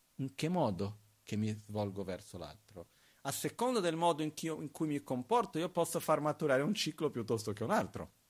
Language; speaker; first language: Italian; non-native, fluent; Portuguese